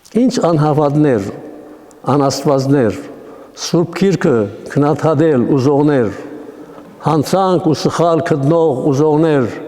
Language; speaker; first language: Armenian; native; Armenian